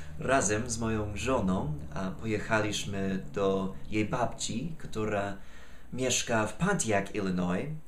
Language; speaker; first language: Polish; non-native, fluent; English